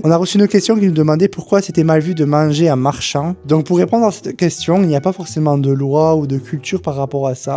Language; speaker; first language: French; native; French